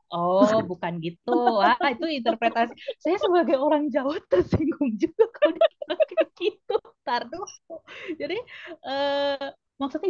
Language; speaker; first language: Indonesian; native; Indonesian